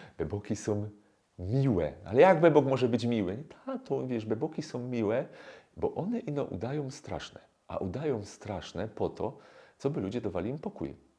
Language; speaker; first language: Polish; native; Polish